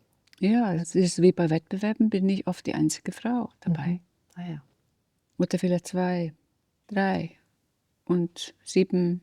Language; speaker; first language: German; non-native, fluent; Icelandic